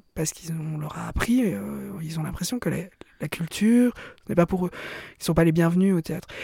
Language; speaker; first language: French; native; French